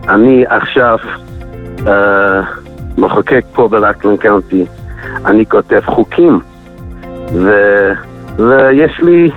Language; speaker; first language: Hebrew; non-native, fluent; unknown